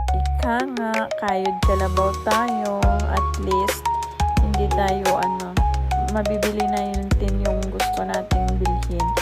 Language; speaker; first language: Filipino; non-native, local second language; Hiligaynon